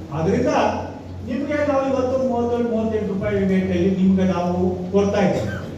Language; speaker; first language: Kannada; native; Kannada